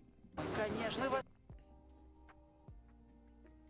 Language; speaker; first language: Russian; native; Russian